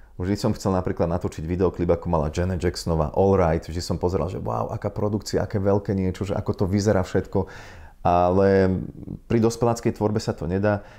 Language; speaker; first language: Slovak; native; Slovak